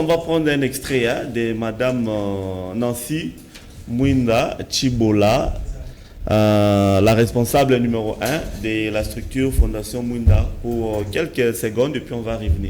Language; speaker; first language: French; non-native, local second language; Lingala